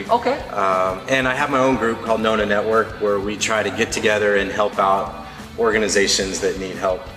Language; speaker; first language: English; native; English